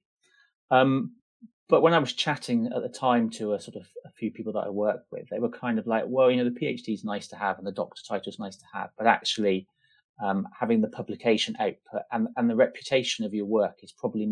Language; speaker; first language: English; native; English